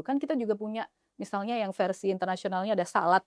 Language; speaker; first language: Indonesian; native; Indonesian